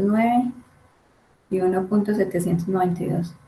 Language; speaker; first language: Spanish; native; Spanish